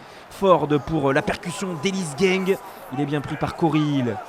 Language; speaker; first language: French; native; French